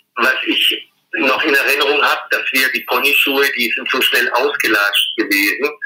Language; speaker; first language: German; native; German